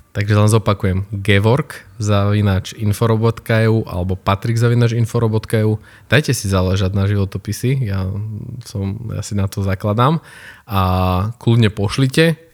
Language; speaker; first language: Slovak; native; Slovak